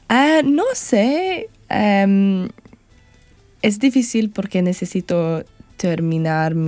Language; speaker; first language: Spanish; non-native, learner; English